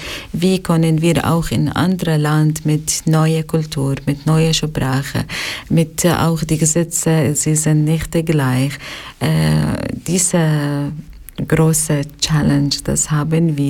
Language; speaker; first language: German; non-native, learner; Arabic